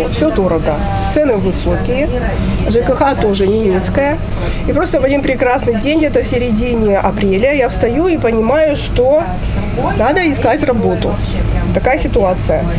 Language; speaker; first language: Russian; native; Russian